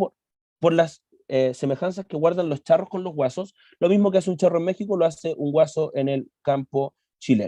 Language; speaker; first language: Spanish; native; Spanish